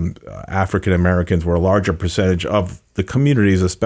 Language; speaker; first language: English; native; English